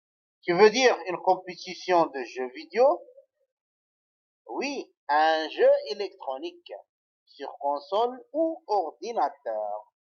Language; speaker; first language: French; non-native, local second language; Arabic